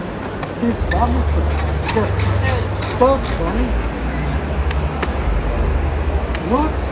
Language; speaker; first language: English; non-native, learner; Italian